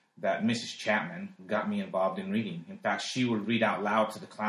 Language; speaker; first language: English; early bilingual, other home language; Spanish